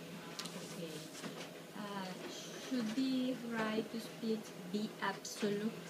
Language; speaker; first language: English; non-native, learner; Spanish